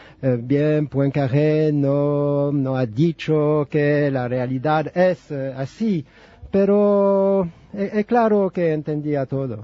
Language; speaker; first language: Spanish; non-native, fluent; French